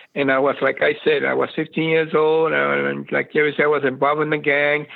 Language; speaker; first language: English; native; English